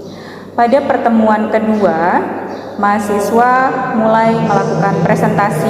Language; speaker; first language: Indonesian; native; Indonesian